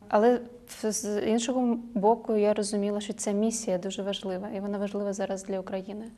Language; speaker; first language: Ukrainian; non-native, local second language; Russian